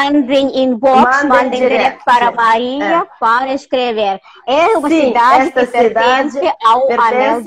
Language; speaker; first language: Portuguese; non-native, fluent; Russian